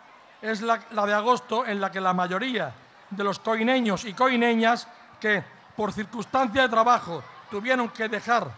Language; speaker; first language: Spanish; native; Spanish